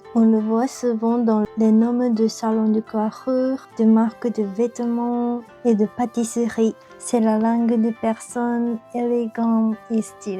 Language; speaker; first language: French; non-native, learner; Japanese